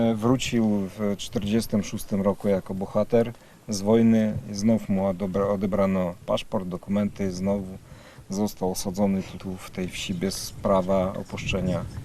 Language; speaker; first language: Polish; early bilingual, heritage; Kazakh